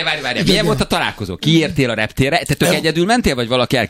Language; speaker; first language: Hungarian; native; Hungarian